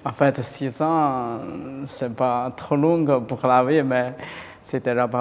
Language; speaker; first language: French; non-native, fluent; Chinese